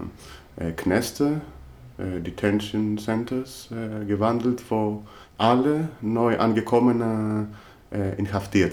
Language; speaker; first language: German; non-native, fluent; Greek